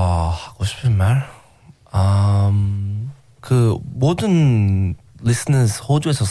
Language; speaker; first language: Korean; non-native, learner; English